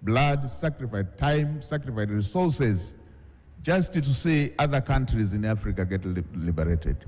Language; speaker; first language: English; non-native, local second language; Swahili